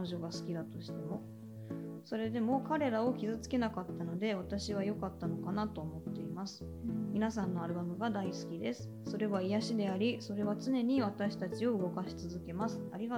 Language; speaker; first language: Japanese; native; Japanese